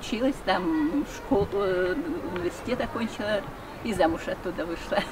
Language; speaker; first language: Russian; native; Russian